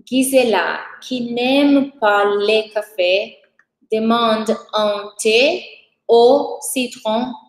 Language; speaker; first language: French; non-native, fluent; Portuguese